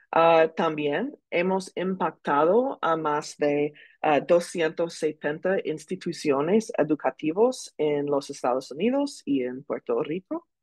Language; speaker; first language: Spanish; non-native, learner; English